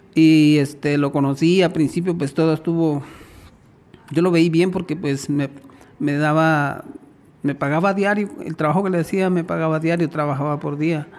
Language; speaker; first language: Spanish; native; Spanish